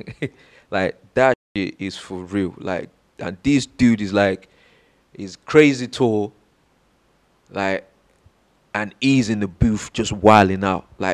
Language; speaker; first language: English; non-native, local second language; Yoruba